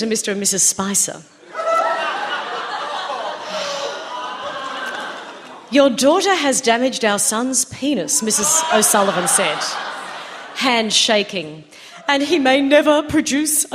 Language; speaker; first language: English; native; English